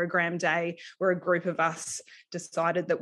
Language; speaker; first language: English; native; English